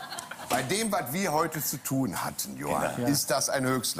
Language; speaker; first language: German; native; German